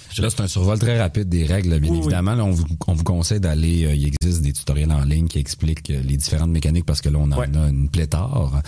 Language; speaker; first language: French; native; French